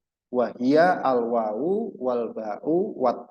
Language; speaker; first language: Arabic; non-native, fluent; Indonesian